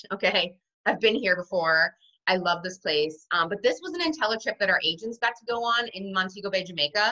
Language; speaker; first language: English; native; English